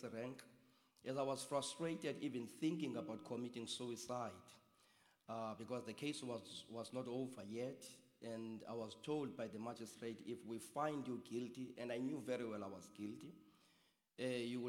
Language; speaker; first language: English; non-native, local second language; Xhosa